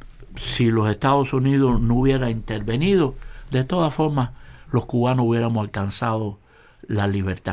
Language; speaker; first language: Spanish; native; Spanish